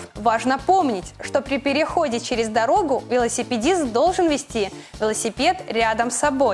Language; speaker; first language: Russian; native; Russian